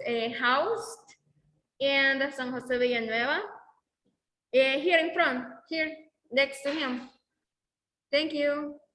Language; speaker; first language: English; non-native, fluent; Spanish